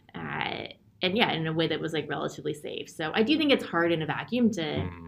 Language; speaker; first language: English; native; English